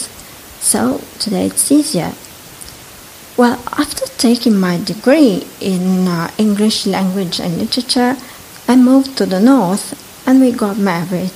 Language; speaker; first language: English; non-native, fluent; Italian